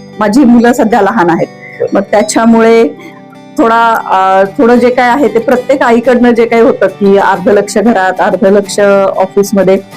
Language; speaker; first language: Marathi; native; Marathi